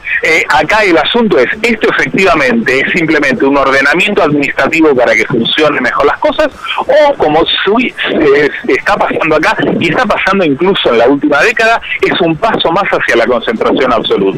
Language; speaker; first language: Spanish; native; Spanish